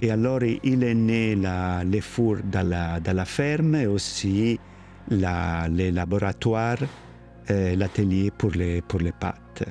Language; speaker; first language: French; non-native, learner; Italian